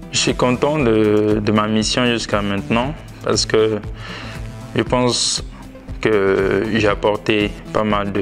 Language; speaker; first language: French; non-native, fluent; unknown